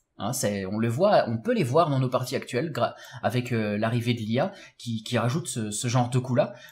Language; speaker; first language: French; native; French